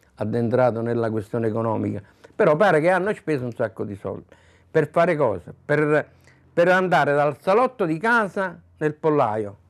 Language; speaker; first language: Italian; native; Italian